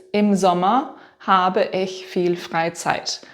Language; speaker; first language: German; non-native, fluent; English